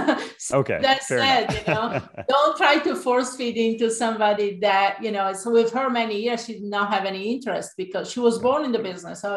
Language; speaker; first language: English; non-native, fluent; Italian